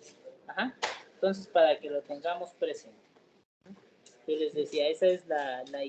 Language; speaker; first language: Spanish; native; Spanish